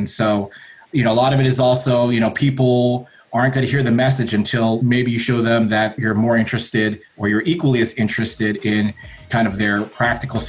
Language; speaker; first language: English; native; English